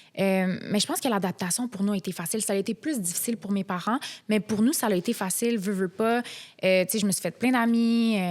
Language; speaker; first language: French; early bilingual, other home language; Arabic